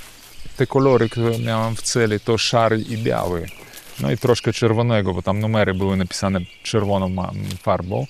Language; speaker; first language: Polish; early bilingual, heritage; Polish